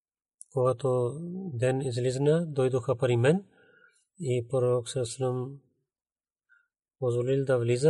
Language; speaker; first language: Bulgarian; non-native, learner; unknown